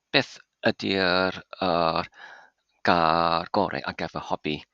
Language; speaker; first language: Welsh; non-native, fluent; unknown